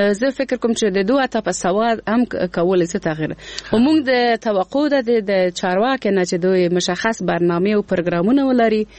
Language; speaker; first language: Pashto; non-native, local second language; Persian